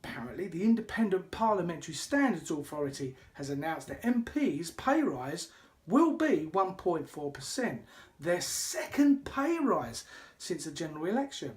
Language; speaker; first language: English; native; English